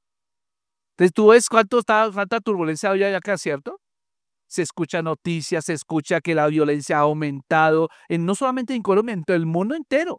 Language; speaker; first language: Spanish; native; Spanish